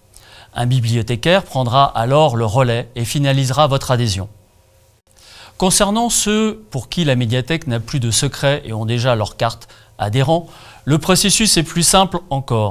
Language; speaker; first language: French; native; French